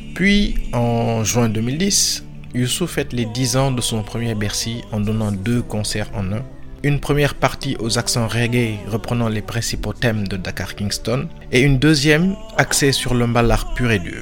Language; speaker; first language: French; non-native, local second language; Wolof